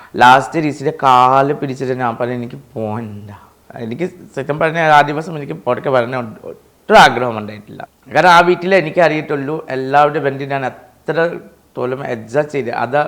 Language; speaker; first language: Malayalam; non-native, fluent; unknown